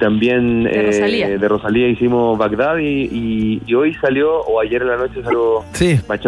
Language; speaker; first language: Spanish; native; Spanish